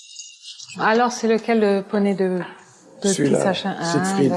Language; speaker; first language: French; non-native, fluent; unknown